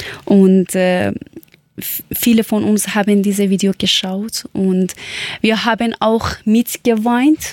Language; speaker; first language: German; non-native, learner; Persian